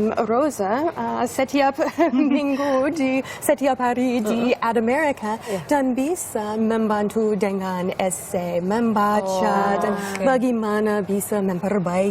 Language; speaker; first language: Indonesian; non-native, fluent; English